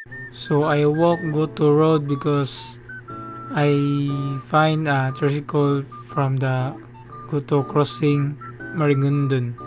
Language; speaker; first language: English; non-native, learner; Cebuano